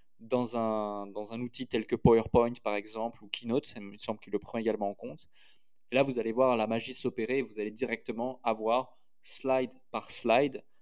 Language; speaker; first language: French; native; French